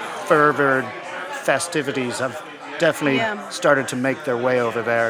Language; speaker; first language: English; native; English